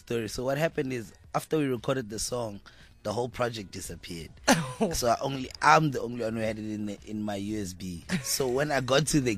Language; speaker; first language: English; non-native, local second language; Tswana